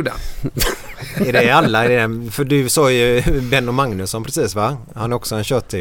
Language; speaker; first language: Swedish; native; Swedish